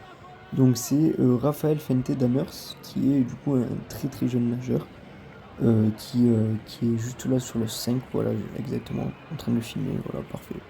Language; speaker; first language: French; native; French